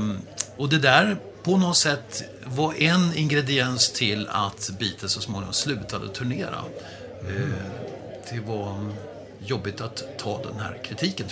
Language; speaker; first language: Swedish; native; Swedish